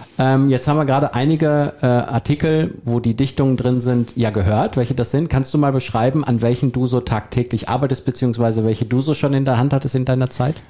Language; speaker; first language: German; native; German